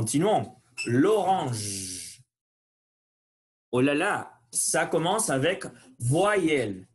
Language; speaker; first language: French; non-native, learner; Spanish